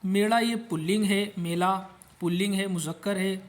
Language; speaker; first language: Urdu; non-native, local second language; Marathi